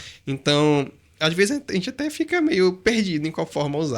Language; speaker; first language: Portuguese; native; Portuguese